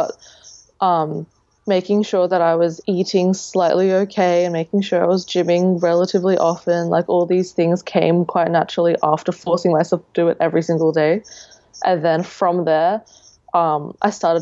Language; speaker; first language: English; native; English